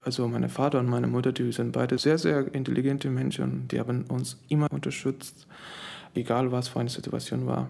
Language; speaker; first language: German; non-native, fluent; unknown